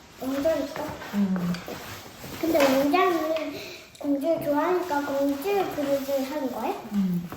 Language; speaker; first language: Korean; early bilingual, heritage; French